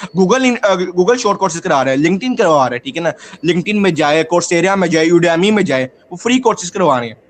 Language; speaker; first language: Urdu; non-native, local second language; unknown